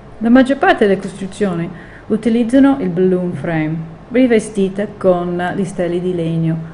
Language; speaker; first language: Italian; non-native, fluent; English